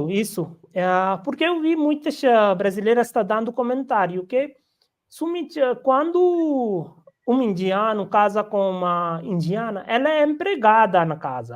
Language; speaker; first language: Portuguese; non-native, learner; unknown